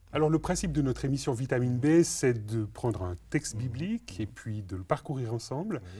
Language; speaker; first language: French; native; French